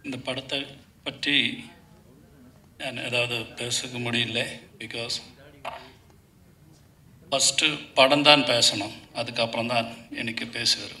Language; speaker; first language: Tamil; non-native, learner; Malayalam